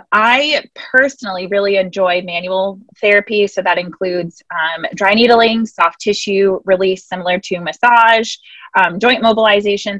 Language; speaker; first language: English; native; English